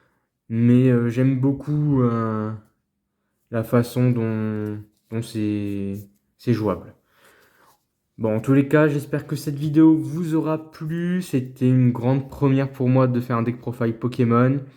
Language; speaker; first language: French; native; French